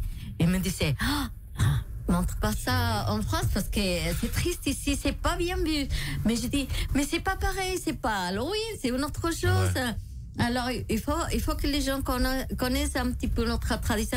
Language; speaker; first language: French; non-native, local second language; Spanish